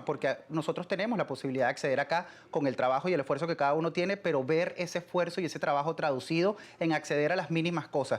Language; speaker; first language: Spanish; native; Spanish